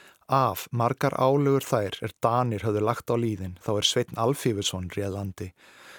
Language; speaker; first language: Icelandic; native; Icelandic